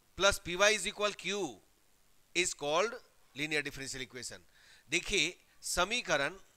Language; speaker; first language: Hindi; native; Hindi